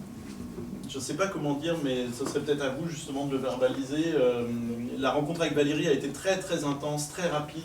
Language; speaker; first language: French; native; French